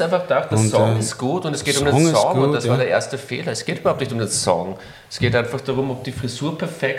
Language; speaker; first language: German; native; German